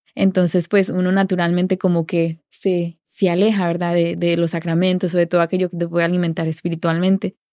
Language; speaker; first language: Spanish; native; Spanish